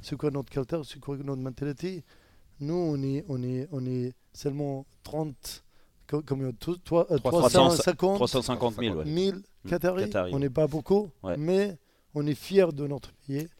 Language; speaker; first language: French; non-native, learner; Arabic